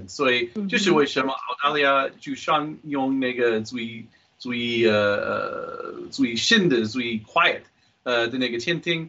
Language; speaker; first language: Chinese; non-native, fluent; English